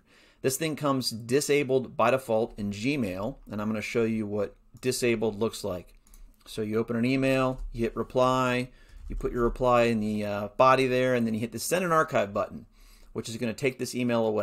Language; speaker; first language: English; native; English